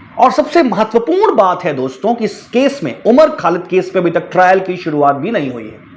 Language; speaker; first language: Hindi; native; Hindi